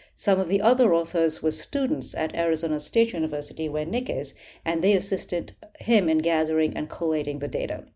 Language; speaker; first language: English; non-native, local second language; Hindi